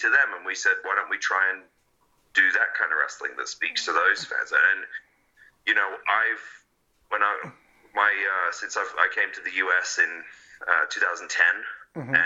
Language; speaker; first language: English; native; English